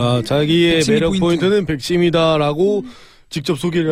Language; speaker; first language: Korean; native; Korean